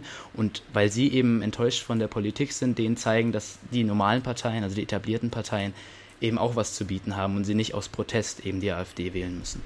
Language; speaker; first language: German; native; German